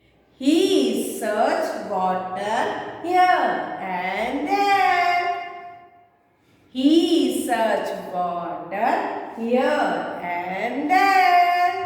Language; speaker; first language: English; non-native, local second language; Hindi